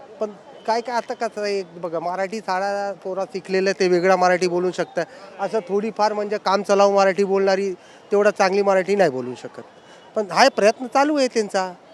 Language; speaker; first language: Marathi; non-native, local second language; Hindi